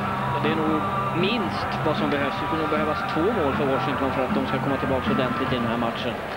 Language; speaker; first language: Swedish; native; Swedish